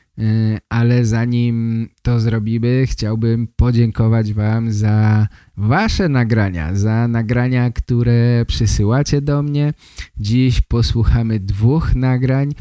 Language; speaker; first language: Polish; native; Polish